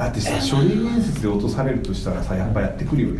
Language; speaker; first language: Japanese; native; Japanese